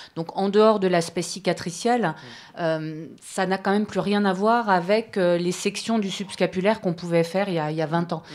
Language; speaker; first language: French; native; French